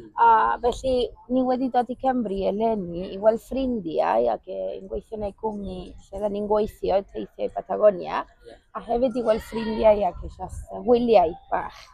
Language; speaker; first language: Welsh; early bilingual, heritage; Welsh